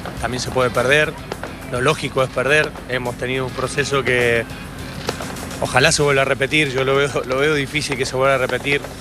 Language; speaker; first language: Spanish; native; Spanish